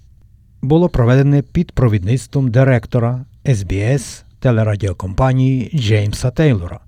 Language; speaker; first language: Ukrainian; native; Ukrainian